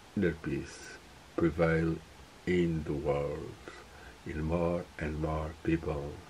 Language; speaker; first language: English; non-native, fluent; Portuguese